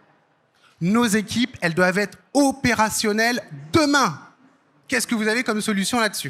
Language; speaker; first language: French; native; French